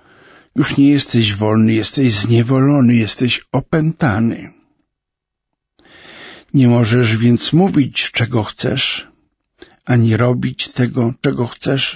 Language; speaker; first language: Polish; native; Polish